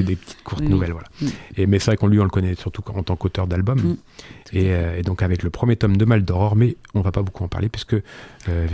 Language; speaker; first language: French; native; French